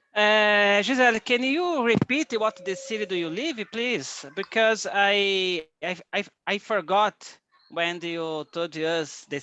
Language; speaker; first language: English; non-native, learner; Portuguese